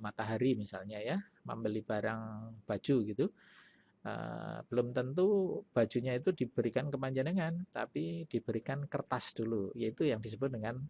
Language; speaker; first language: Indonesian; native; Indonesian